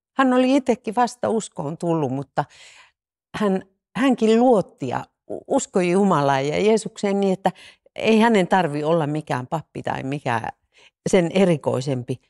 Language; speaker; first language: Finnish; native; Finnish